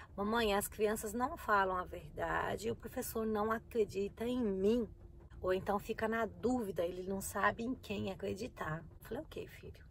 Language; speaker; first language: Portuguese; native; Portuguese